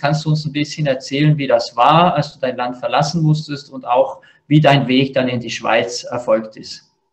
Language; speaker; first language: German; native; German